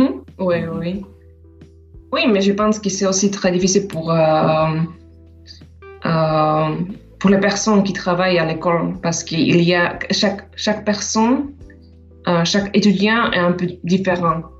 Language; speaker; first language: French; non-native, fluent; Slovak